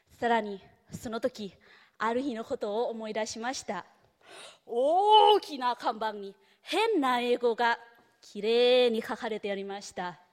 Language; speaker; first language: Japanese; non-native, fluent; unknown